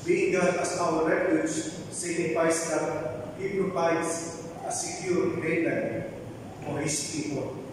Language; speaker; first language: English; non-native, local second language; Filipino